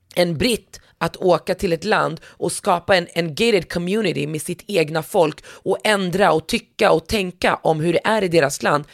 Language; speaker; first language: Swedish; early bilingual, other home language; Arabic